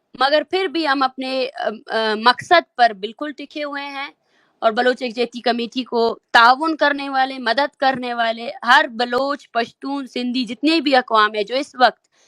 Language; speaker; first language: Urdu; non-native, local second language; Baluchi